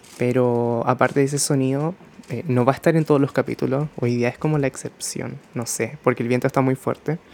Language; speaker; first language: Spanish; early bilingual, other home language; Japanese